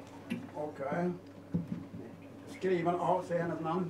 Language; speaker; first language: Swedish; native; Swedish